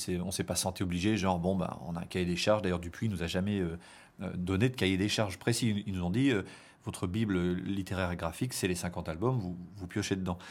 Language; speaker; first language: French; native; French